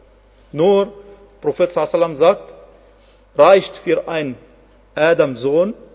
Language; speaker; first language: German; non-native, fluent; Arabic